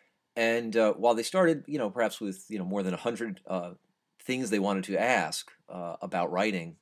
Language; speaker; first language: English; native; English